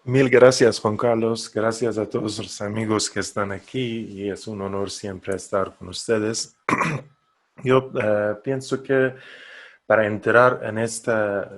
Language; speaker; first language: Spanish; non-native, fluent; Persian